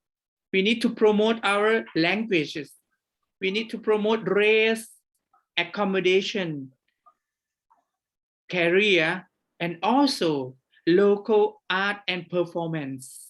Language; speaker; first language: English; non-native, fluent; Thai